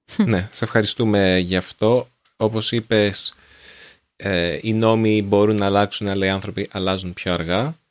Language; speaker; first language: Greek; native; Greek